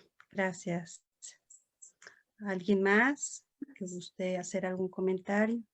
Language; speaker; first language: Spanish; native; Spanish